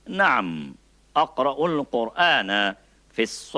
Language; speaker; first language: Arabic; non-native, fluent; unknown